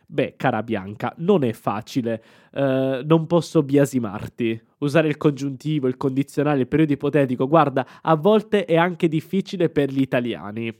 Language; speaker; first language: Italian; native; Italian